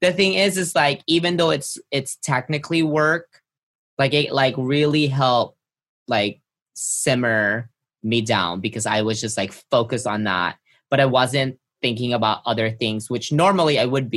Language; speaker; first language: English; non-native, local second language; Filipino